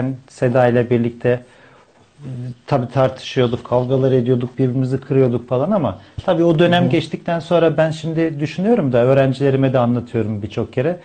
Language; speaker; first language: Turkish; native; Turkish